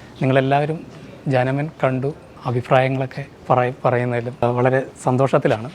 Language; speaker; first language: Malayalam; native; Malayalam